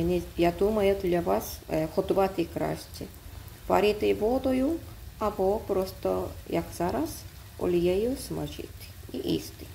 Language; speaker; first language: Ukrainian; non-native, learner; Korean